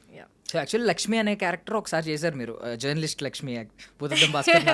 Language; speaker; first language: Telugu; native; Telugu